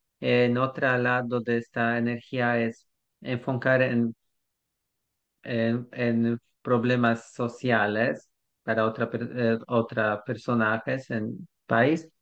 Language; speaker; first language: Spanish; non-native, learner; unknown